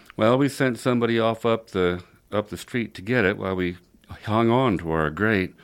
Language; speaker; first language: English; native; English